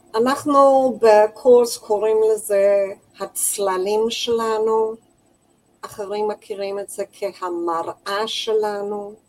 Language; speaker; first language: Hebrew; non-native, fluent; English